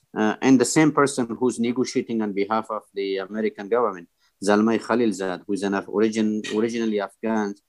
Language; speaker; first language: English; non-native, fluent; Persian